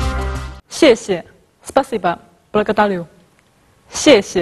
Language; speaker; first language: Russian; non-native, fluent; Chinese